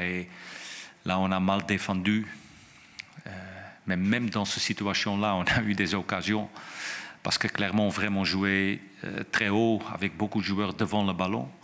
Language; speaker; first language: French; non-native, fluent; Dutch